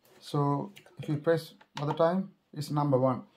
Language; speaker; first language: English; non-native, learner; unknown